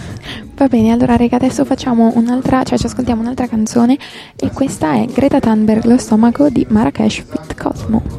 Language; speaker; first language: Italian; native; Italian